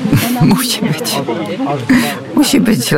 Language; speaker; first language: Polish; non-native, local second language; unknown